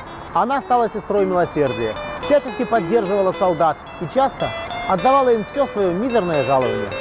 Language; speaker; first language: Russian; native; Russian